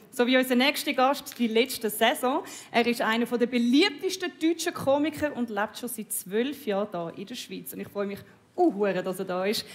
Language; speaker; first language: German; native; German